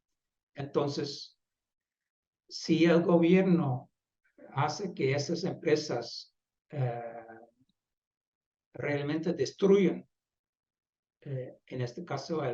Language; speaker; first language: Spanish; non-native, fluent; Dutch